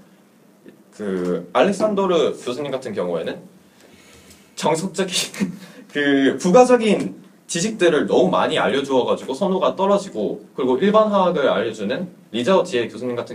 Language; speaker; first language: Korean; native; Korean